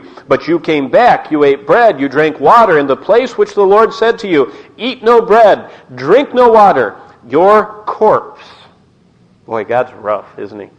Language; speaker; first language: English; native; English